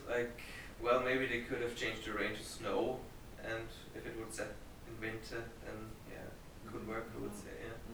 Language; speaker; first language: English; non-native, fluent; German